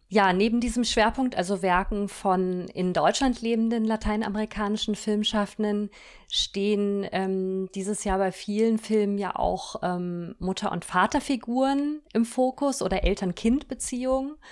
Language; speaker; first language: German; native; German